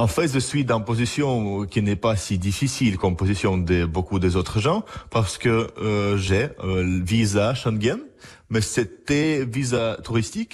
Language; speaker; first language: French; non-native, fluent; Russian